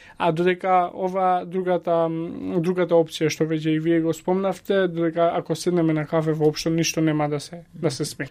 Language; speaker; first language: Macedonian; non-native, local second language; Albanian